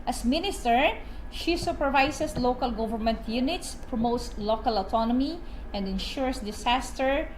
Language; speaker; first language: English; non-native, local second language; Maguindanaon